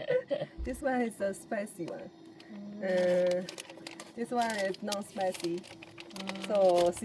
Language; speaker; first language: English; non-native, fluent; Chinese